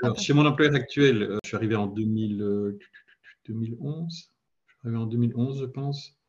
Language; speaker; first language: French; native; French